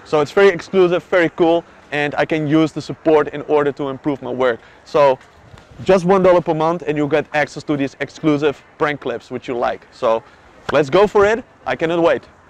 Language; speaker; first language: English; non-native, fluent; Dutch